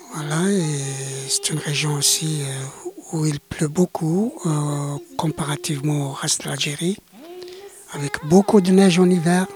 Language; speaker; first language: French; non-native, local second language; Kabyle